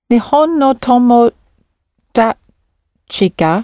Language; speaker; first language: Japanese; non-native, learner; English